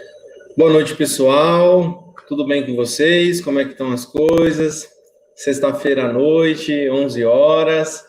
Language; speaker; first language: Portuguese; native; Portuguese